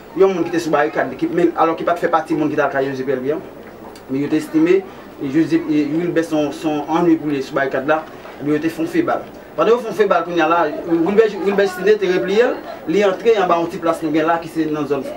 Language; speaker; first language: Haitian Creole; native; Haitian Creole